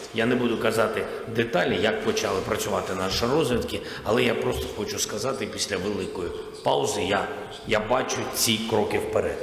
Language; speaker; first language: Ukrainian; non-native, local second language; Russian